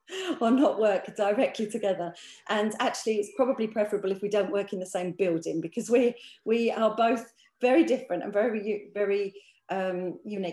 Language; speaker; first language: English; native; English